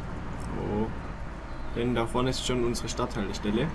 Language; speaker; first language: German; native; German